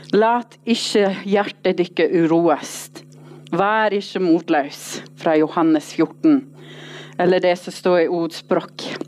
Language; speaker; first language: Norwegian; non-native, fluent; English